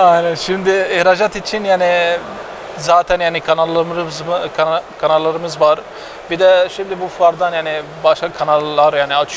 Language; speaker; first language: Turkish; non-native, fluent; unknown